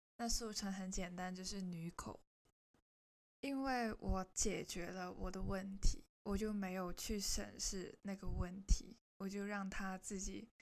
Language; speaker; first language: Chinese; non-native, local second language; Cantonese